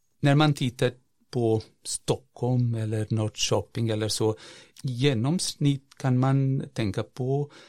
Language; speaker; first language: Swedish; non-native, fluent; Portuguese